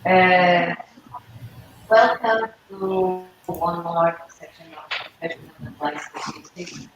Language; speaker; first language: English; non-native, fluent; Portuguese